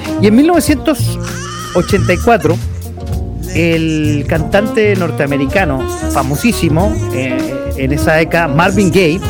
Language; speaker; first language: Spanish; native; Spanish